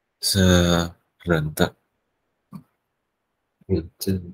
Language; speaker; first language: Chinese; non-native, learner; Vietnamese